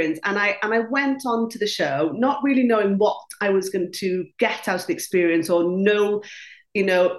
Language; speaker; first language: English; non-native, local second language; Welsh